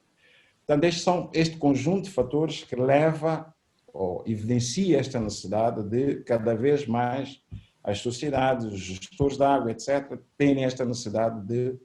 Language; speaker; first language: Portuguese; native; Portuguese